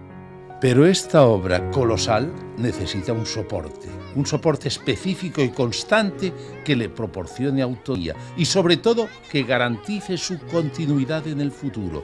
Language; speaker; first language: Spanish; native; Spanish